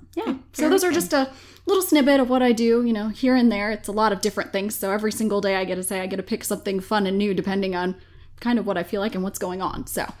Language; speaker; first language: English; native; English